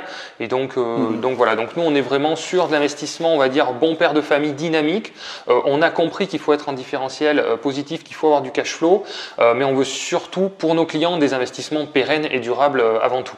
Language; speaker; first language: French; native; French